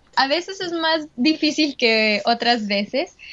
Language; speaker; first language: Spanish; early bilingual, heritage; Spanish